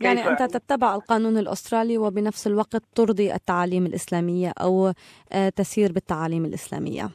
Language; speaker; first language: Arabic; native; Arabic